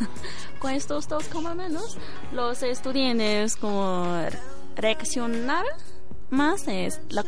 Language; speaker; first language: Spanish; non-native, learner; Chinese